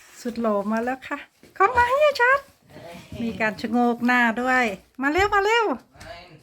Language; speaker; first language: Thai; native; Thai